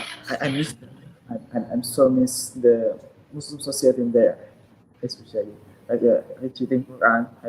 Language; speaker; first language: English; non-native, learner; Indonesian